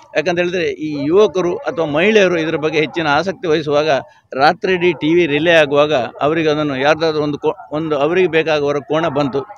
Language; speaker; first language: Kannada; native; Kannada